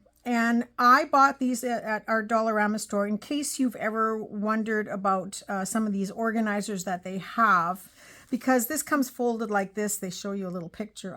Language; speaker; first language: English; native; English